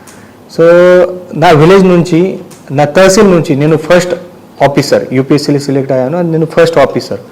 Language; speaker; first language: Telugu; non-native, learner; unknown